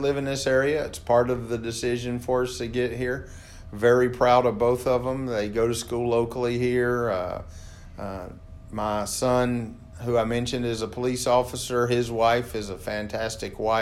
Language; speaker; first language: English; native; English